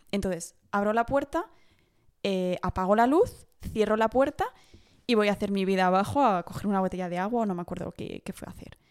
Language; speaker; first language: Spanish; early bilingual, heritage; Spanish